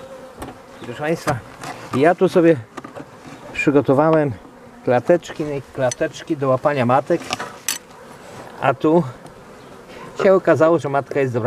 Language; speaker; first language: Polish; native; Polish